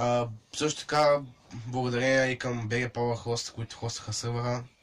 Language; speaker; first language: Bulgarian; native; Bulgarian